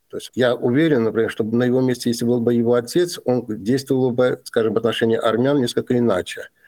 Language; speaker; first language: Russian; non-native, local second language; Azerbaijani